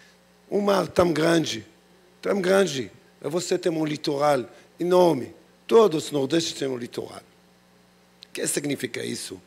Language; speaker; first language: Portuguese; non-native, learner; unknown